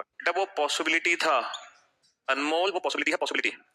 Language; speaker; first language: Hindi; native; Hindi